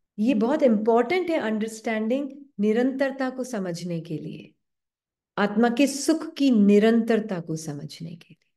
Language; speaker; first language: Hindi; native; Hindi